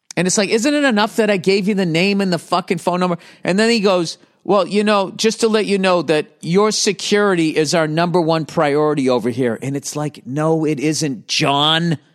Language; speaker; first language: English; native; English